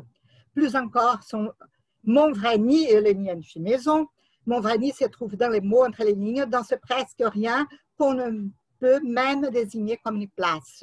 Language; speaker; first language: French; non-native, fluent; Portuguese